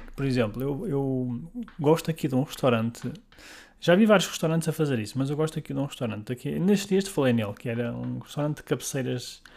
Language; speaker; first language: Portuguese; native; Portuguese